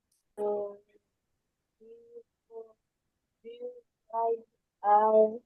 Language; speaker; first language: English; non-native, learner; Spanish